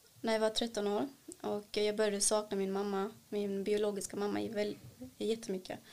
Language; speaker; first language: Swedish; early bilingual, other home language; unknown